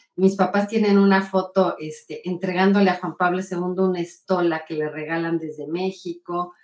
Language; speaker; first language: Spanish; native; Spanish